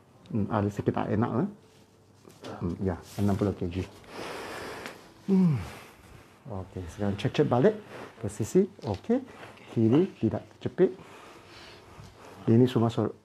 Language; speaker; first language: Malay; non-native, local second language; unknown